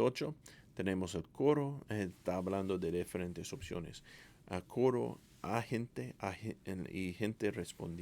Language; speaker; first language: Spanish; non-native, fluent; English